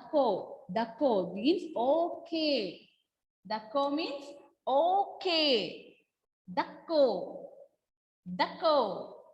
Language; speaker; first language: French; non-native, fluent; Malayalam